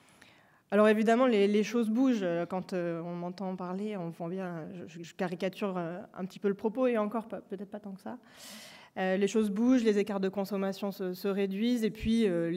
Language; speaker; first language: French; native; French